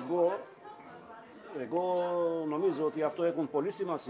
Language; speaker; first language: Greek; non-native, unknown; Albanian